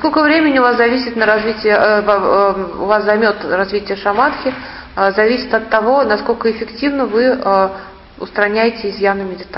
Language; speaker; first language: Russian; native; Russian